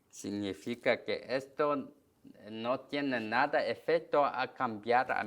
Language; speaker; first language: Spanish; non-native, learner; Korean